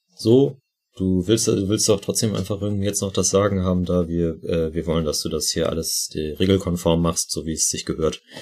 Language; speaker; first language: German; native; German